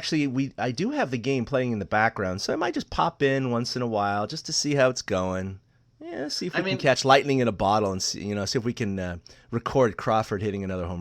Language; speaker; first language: English; native; English